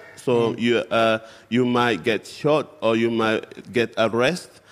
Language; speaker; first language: English; non-native, fluent; Indonesian